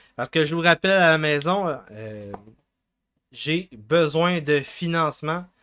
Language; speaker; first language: French; native; French